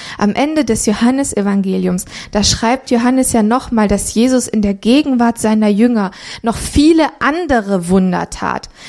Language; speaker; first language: German; early bilingual, other home language; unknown